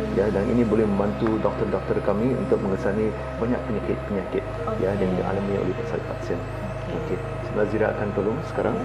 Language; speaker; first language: Malay; non-native, local second language; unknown